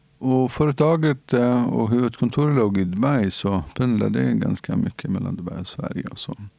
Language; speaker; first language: Swedish; non-native, fluent; Central Kurdish